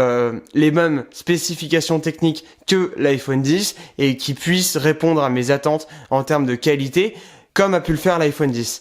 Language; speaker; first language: French; native; French